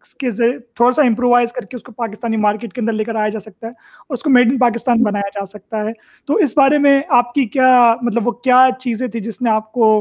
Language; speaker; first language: Urdu; native; Urdu